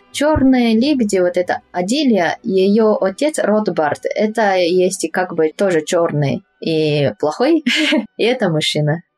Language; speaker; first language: Russian; non-native, fluent; Japanese